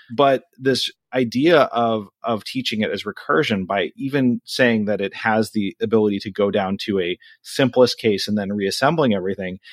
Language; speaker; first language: English; native; English